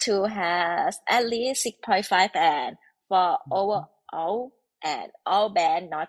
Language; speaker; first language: English; non-native, learner; Thai